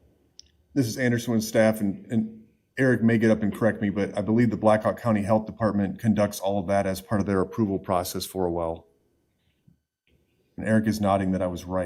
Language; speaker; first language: English; native; English